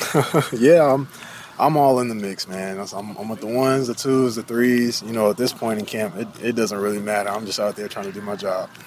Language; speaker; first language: English; native; English